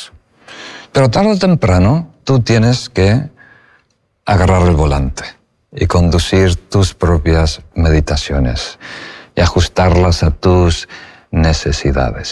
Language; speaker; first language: Spanish; native; Spanish